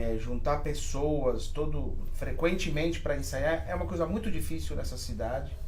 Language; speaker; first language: Portuguese; early bilingual, other home language; Spanish